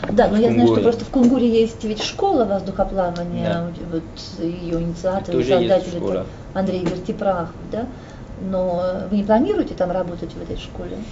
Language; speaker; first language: Russian; native; Russian